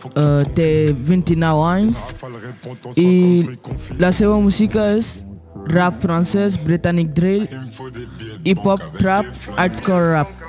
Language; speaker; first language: Catalan; non-native, learner; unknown